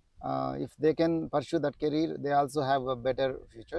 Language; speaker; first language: English; non-native, local second language; Telugu